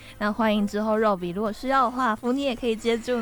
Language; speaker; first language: Chinese; native; Chinese